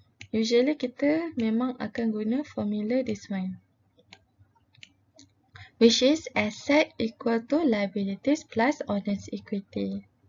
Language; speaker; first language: English; non-native, local second language; Malay